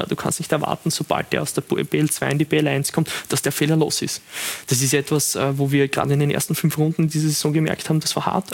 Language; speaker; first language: German; native; German